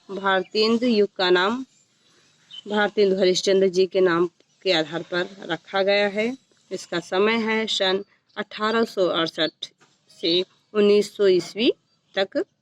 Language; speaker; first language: Hindi; native; Hindi